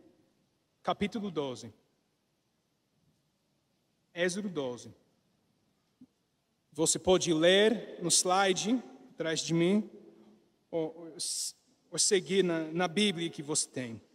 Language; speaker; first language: Portuguese; non-native, learner; English